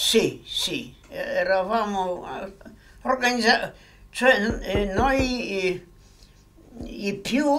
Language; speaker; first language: Italian; non-native, fluent; Polish